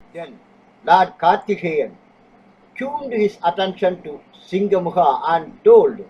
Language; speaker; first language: English; non-native, local second language; Tamil